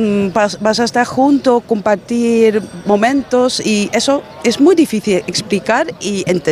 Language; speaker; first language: Spanish; non-native, fluent; Dutch